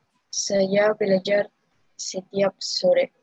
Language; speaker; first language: Indonesian; non-native, learner; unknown